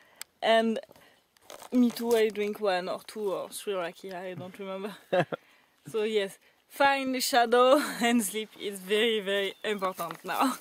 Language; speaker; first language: English; non-native, learner; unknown